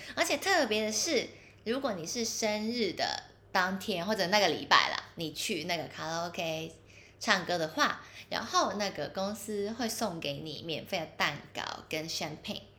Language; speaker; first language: Chinese; non-native, local second language; Cantonese